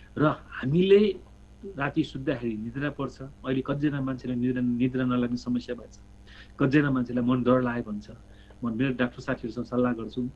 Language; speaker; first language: Nepali; native; Nepali